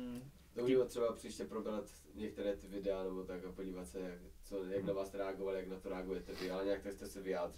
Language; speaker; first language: Czech; native; Czech